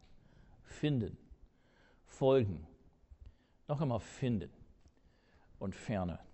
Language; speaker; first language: German; non-native, fluent; English